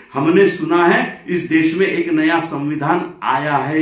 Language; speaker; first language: Hindi; non-native, local second language; Marathi